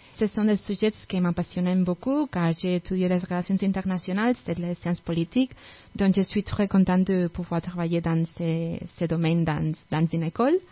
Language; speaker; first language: French; non-native, fluent; Spanish